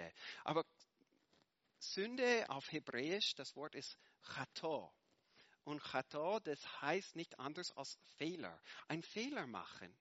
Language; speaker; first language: German; non-native, fluent; English